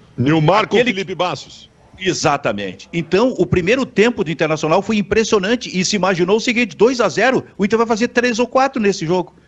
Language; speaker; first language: Portuguese; native; Portuguese